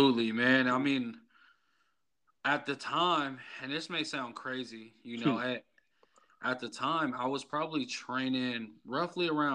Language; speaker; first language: English; native; English